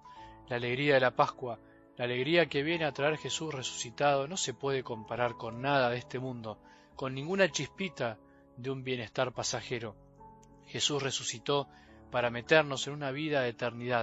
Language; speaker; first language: Spanish; native; Spanish